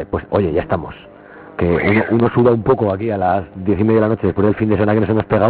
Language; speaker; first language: Spanish; native; Spanish